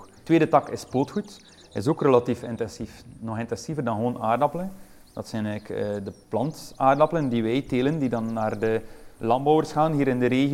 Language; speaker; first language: Dutch; native; Dutch